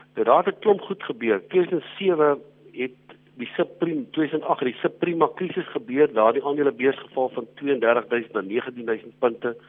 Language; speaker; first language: Afrikaans; native; Afrikaans